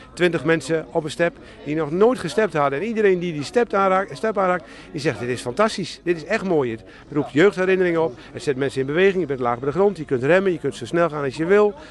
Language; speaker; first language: Dutch; native; Dutch